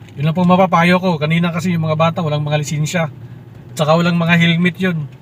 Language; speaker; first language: Filipino; non-native, local second language; Cebuano